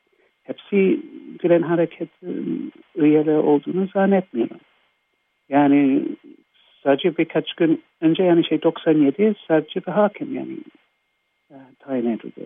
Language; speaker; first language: Turkish; non-native, fluent; English